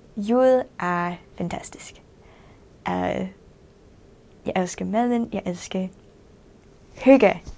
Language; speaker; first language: Danish; non-native, fluent; English